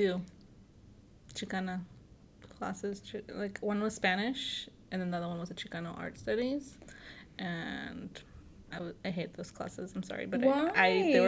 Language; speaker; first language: English; native; English